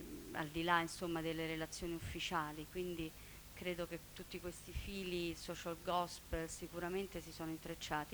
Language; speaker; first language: Italian; native; Italian